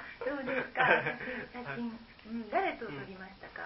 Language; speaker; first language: Japanese; native; Japanese